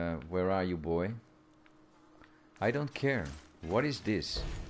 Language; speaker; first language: English; non-native, fluent; Dutch